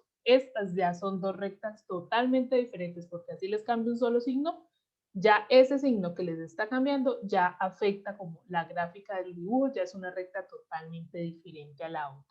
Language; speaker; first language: Spanish; native; Spanish